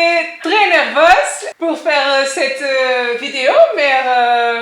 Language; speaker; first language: French; non-native, learner; Portuguese